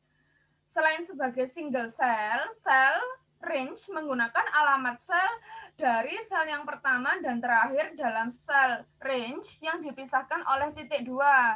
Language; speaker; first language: Indonesian; native; Indonesian